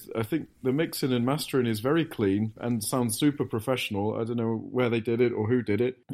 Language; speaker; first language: English; native; English